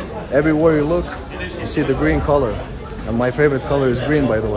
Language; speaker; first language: English; non-native, fluent; Lithuanian